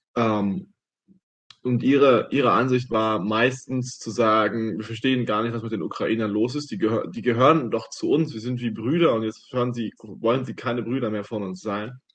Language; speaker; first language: German; native; German